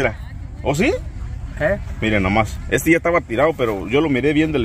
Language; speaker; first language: Spanish; native; Spanish